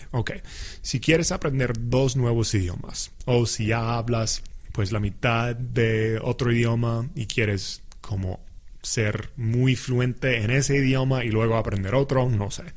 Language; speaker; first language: Spanish; non-native, fluent; English